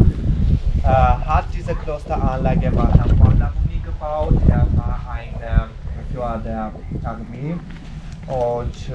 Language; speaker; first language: German; non-native, fluent; Armenian